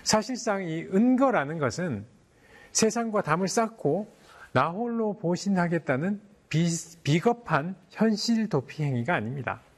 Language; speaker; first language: Korean; native; Korean